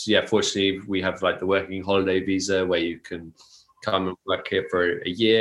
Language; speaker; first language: English; native; English